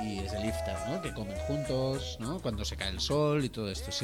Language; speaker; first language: Spanish; native; Spanish